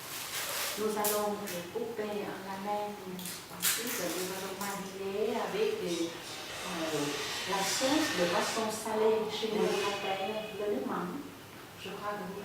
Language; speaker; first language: French; non-native, fluent; Vietnamese